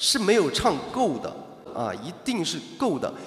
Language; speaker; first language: Chinese; native; Chinese